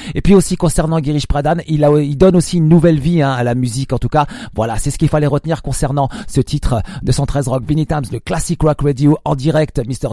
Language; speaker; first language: French; native; French